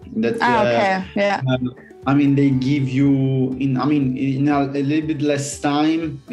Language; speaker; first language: English; non-native, fluent; Italian